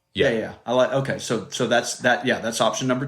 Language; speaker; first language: English; native; English